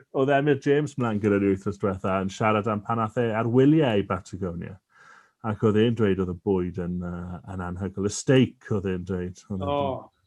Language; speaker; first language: Welsh; native; Welsh